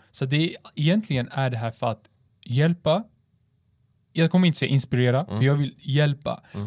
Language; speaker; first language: Swedish; early bilingual, other home language; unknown